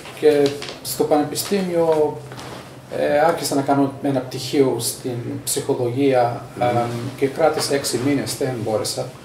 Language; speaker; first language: Greek; early bilingual, heritage; Greek